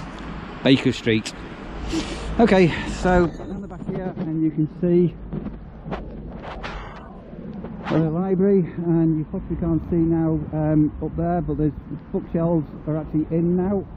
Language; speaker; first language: English; native; English